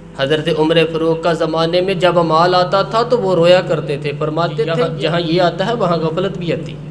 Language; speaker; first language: Urdu; non-native, local second language; Punjabi